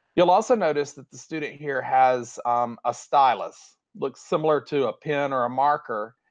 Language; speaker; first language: English; native; English